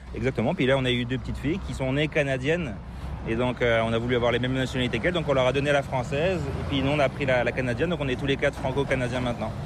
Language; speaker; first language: French; native; French